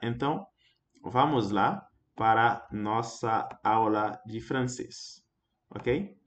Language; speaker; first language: Portuguese; non-native, fluent; Haitian Creole